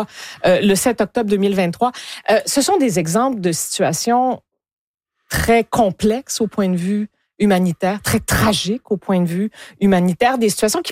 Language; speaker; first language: French; native; French